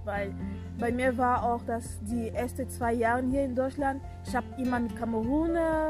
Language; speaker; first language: German; non-native, fluent; French